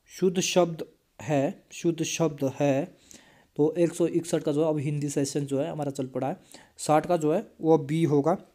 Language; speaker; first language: Hindi; native; Hindi